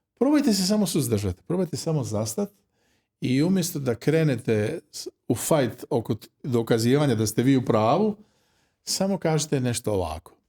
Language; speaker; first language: Croatian; native; Croatian